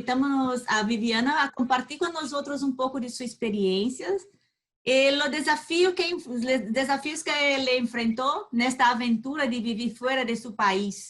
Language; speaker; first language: Spanish; non-native, learner; Portuguese